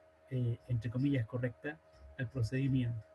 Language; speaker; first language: Spanish; native; Spanish